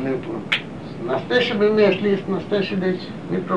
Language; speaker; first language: Russian; non-native, learner; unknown